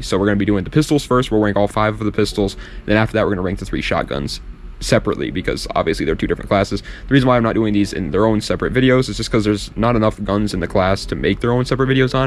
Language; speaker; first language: English; native; English